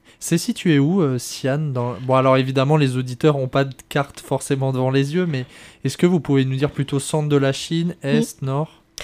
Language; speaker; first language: French; native; French